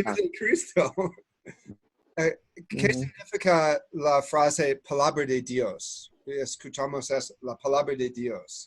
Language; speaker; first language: Spanish; non-native, fluent; English